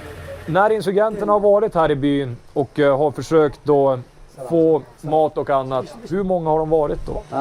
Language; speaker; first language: Swedish; native; Swedish